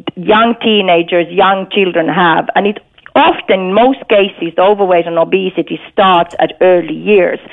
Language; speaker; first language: English; non-native, fluent; Finnish